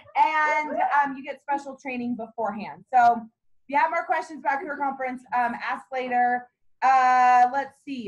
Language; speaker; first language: English; native; English